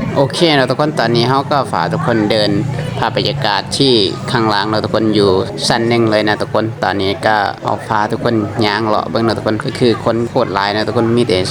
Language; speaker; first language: Thai; non-native, local second language; Lao